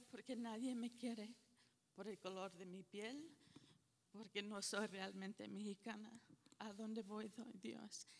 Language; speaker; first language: Spanish; early bilingual, heritage; Spanish